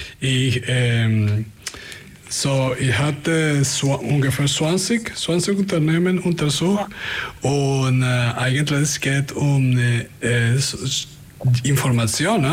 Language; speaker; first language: German; non-native, fluent; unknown